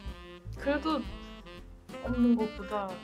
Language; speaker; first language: Korean; non-native, learner; Russian